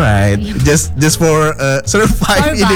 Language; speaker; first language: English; non-native, fluent; Indonesian